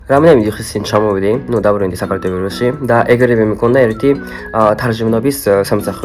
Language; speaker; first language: Georgian; non-native, fluent; Japanese